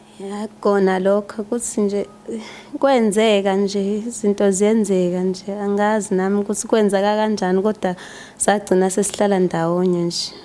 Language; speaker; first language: Zulu; native; Zulu